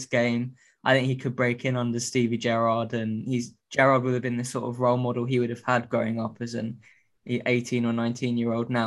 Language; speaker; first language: English; native; English